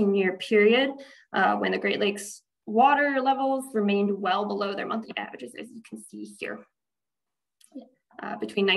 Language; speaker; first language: English; native; English